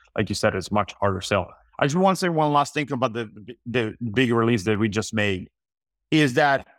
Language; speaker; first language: English; non-native, fluent; Italian